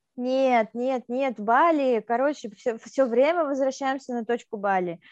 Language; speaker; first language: Russian; native; Russian